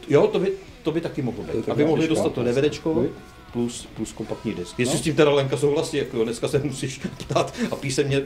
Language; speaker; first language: Czech; native; Czech